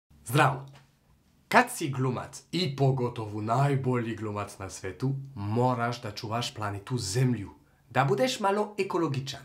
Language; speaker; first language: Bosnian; non-native, learner; French